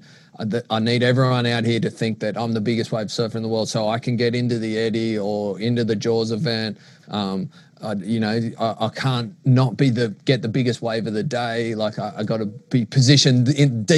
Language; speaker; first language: English; native; English